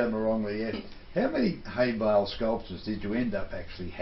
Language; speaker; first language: English; native; English